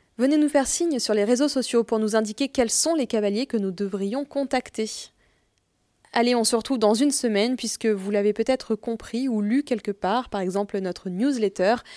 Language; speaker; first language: French; native; French